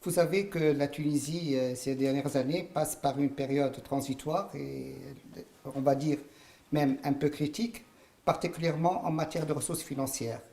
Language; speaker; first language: French; non-native, local second language; Arabic